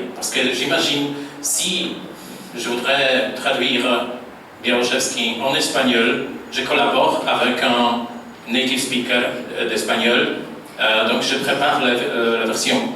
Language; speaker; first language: French; non-native, fluent; Polish